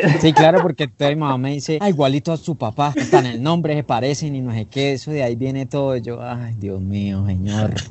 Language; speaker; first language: Spanish; native; Spanish